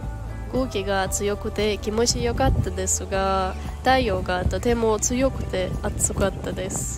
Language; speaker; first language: Japanese; non-native, fluent; Ukrainian